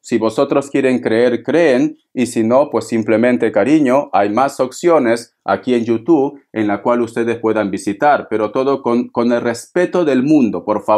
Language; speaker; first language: Spanish; native; Spanish